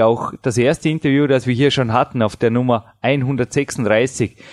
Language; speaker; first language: German; native; German